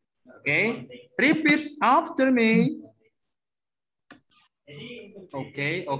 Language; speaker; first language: English; non-native, learner; Indonesian